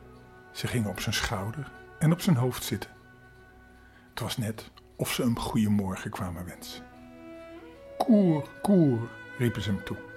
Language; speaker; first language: Dutch; native; Dutch